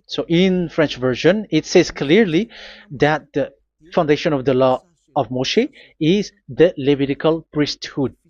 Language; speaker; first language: English; non-native, fluent; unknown